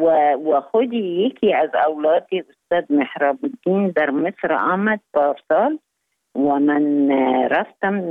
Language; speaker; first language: Persian; non-native, fluent; Arabic